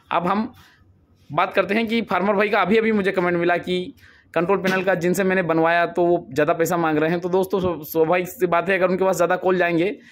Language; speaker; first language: Hindi; native; Hindi